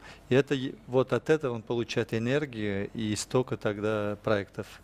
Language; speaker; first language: Russian; non-native, fluent; French